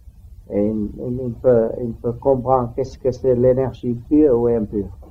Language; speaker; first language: French; non-native, learner; Vietnamese